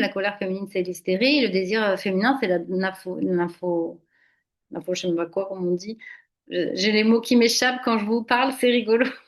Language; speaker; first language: French; native; French